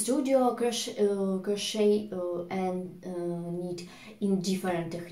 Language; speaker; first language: English; non-native, fluent; Russian